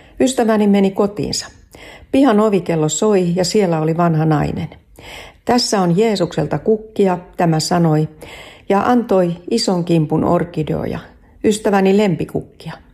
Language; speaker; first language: Finnish; native; Finnish